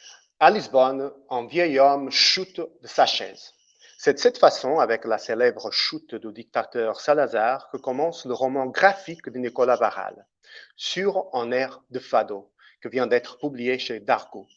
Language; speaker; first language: French; non-native, fluent; Portuguese